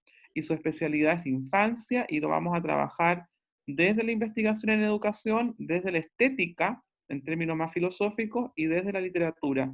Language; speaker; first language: Spanish; native; Spanish